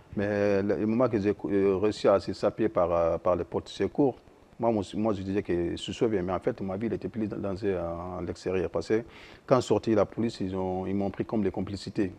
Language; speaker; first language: French; non-native, local second language; Soninke